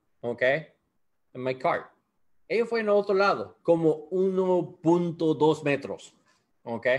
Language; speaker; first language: Spanish; non-native, learner; English